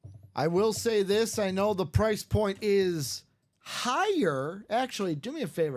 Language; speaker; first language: English; native; English